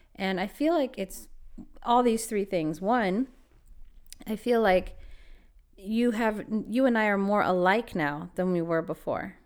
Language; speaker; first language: English; native; English